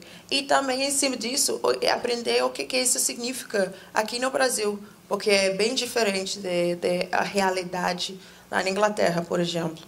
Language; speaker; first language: Portuguese; non-native, fluent; English